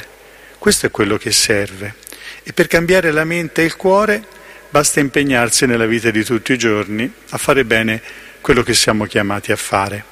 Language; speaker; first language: Italian; native; Italian